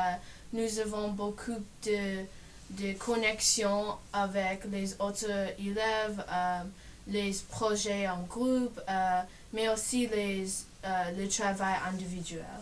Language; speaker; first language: French; non-native, learner; English